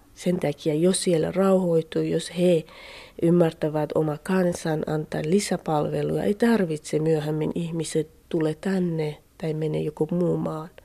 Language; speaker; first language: Finnish; non-native, learner; Central Kurdish